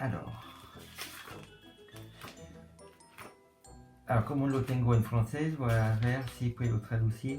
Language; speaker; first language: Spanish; non-native, learner; French